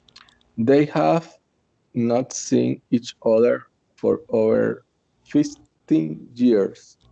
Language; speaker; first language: English; non-native, learner; Spanish